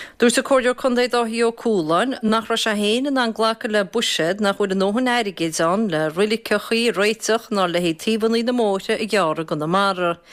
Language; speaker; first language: Irish; native; Irish